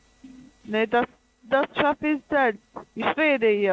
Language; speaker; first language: German; non-native, learner; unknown